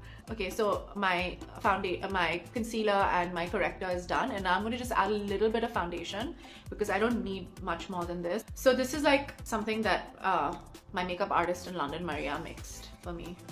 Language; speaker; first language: English; non-native, local second language; Hindi